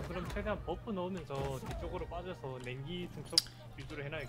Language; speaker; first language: Korean; native; Korean